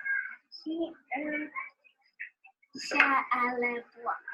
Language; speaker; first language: French; non-native, learner; English